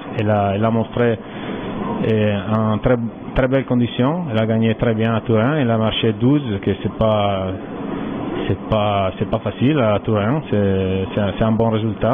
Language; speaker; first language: French; non-native, learner; Italian